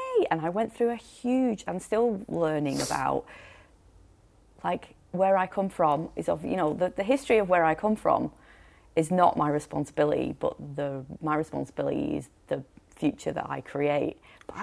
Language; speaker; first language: English; native; English